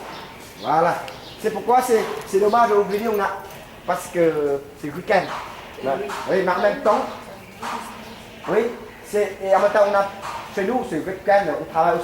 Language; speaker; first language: French; non-native, fluent; Vietnamese